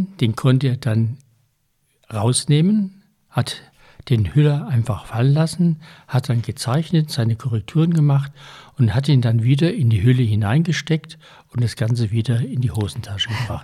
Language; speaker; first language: German; native; German